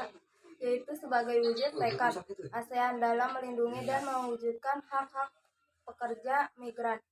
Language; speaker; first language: Indonesian; native; Indonesian